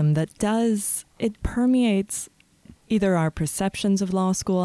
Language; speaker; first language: English; native; English